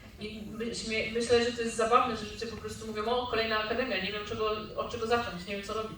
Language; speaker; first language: Polish; native; Polish